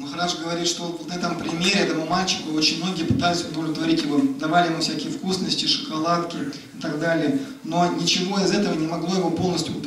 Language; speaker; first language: Russian; native; Russian